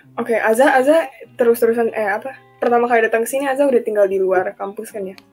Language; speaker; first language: Indonesian; native; Indonesian